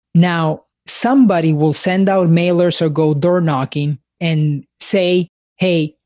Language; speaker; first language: English; early bilingual, other home language; Spanish